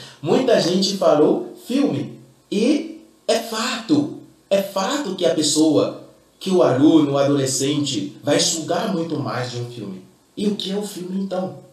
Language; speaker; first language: Portuguese; non-native, fluent; Fon